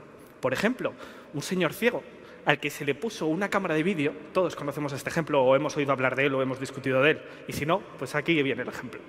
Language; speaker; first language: Spanish; native; Spanish